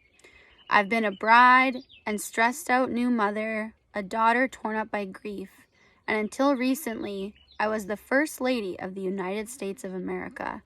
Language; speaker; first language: English; native; English